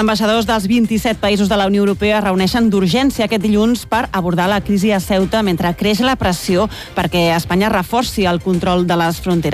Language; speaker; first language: Catalan; native; Catalan